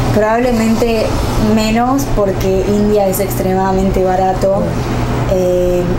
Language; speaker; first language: Spanish; native; Spanish